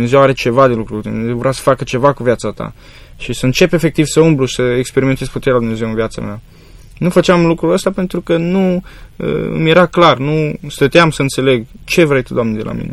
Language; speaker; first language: Romanian; native; Romanian